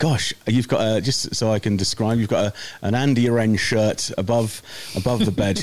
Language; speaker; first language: English; native; English